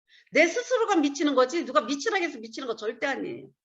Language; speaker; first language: Korean; native; Korean